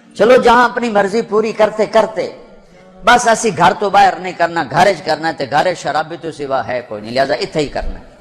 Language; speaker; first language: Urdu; non-native, local second language; Punjabi